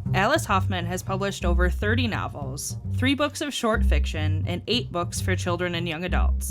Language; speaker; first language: English; native; English